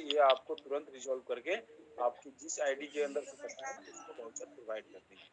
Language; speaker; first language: Hindi; native; Hindi